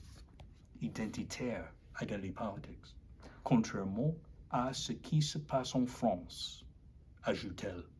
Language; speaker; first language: French; non-native, learner; English